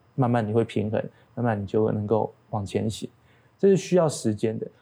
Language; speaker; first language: Chinese; native; Chinese